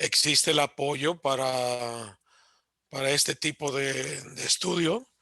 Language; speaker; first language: Spanish; early bilingual, heritage; Spanish